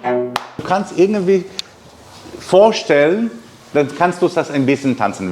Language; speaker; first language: German; non-native, learner; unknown